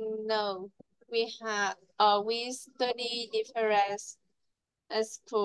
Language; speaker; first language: English; non-native, learner; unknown